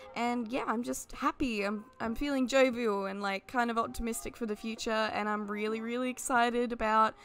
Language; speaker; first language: English; native; English